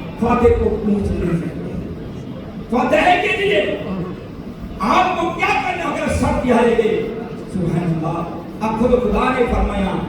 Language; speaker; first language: Urdu; non-native, fluent; Bangla